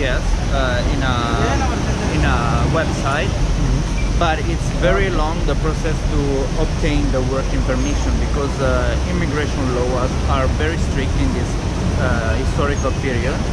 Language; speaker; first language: English; non-native, fluent; Italian